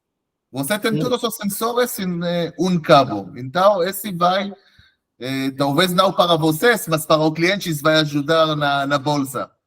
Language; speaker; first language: Portuguese; non-native, fluent; Hebrew